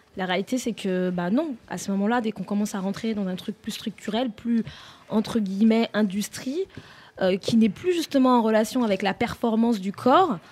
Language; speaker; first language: French; native; French